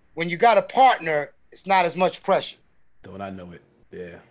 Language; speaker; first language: English; native; English